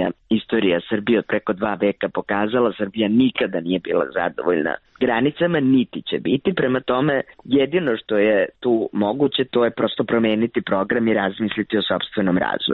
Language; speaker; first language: Croatian; native; Croatian